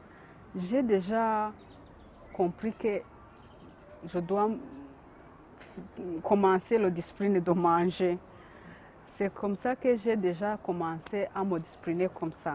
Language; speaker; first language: French; non-native, local second language; Kinyarwanda